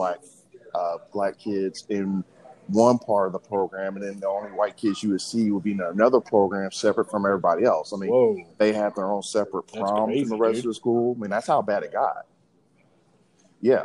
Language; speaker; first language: English; native; English